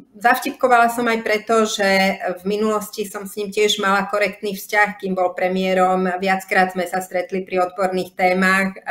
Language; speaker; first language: Slovak; native; Slovak